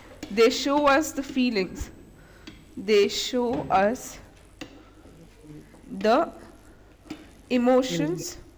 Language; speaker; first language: English; non-native, local second language; Hindi